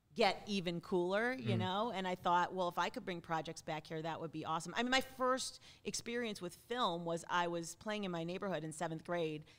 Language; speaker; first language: English; native; English